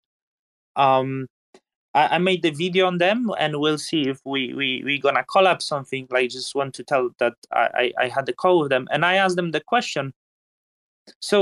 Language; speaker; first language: English; non-native, fluent; Polish